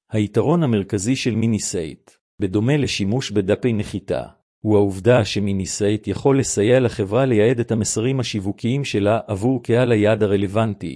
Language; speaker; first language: Hebrew; native; Hebrew